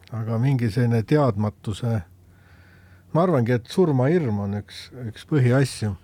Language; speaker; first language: Estonian; native; Estonian